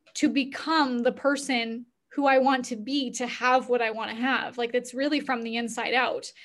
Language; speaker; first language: English; native; English